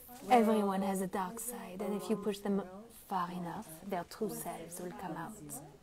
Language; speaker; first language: English; non-native, fluent; French